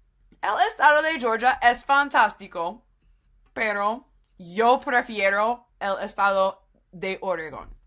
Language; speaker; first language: Spanish; non-native, fluent; English